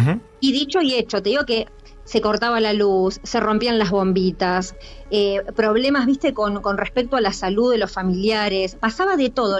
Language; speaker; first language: Spanish; native; Spanish